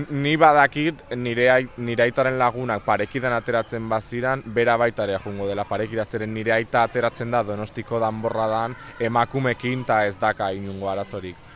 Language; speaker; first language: Basque; non-native, local second language; Spanish